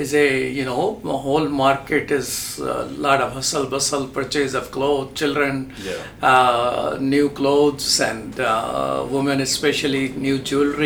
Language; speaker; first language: English; non-native, local second language; Urdu